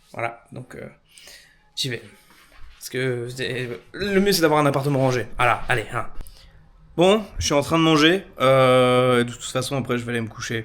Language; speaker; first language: French; native; French